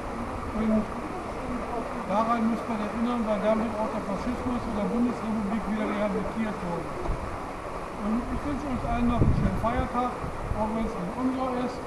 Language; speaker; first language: German; native; German